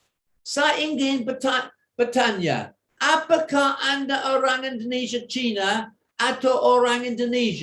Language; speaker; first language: Indonesian; non-native, fluent; English